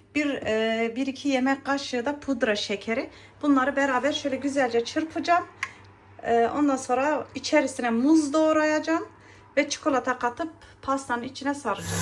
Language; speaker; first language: Turkish; native; Turkish